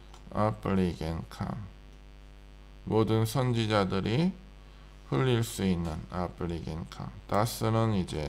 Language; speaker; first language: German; non-native, learner; Korean